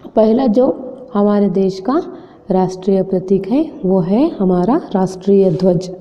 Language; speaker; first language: Hindi; non-native, local second language; Kannada